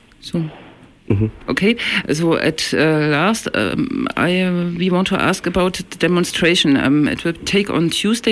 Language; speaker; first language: English; non-native, learner; German